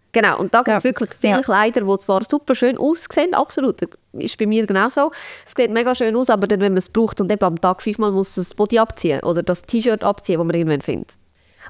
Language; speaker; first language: German; native; German